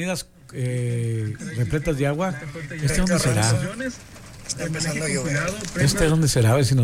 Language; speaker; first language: Spanish; native; Spanish